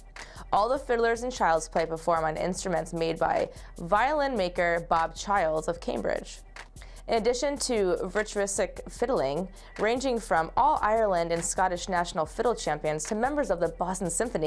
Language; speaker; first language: English; native; English